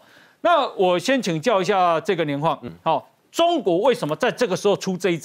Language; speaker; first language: Chinese; native; Chinese